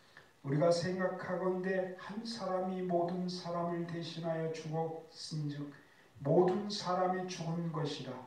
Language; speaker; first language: Korean; native; Korean